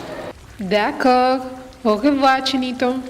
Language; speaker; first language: French; non-native, learner; Spanish